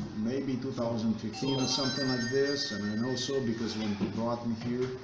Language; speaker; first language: English; non-native, fluent; Slovenian